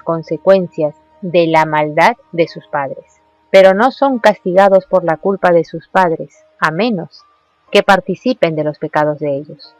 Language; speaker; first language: Spanish; native; Spanish